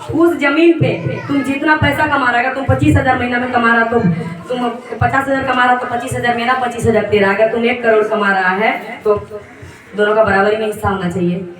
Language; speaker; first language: Hindi; native; Hindi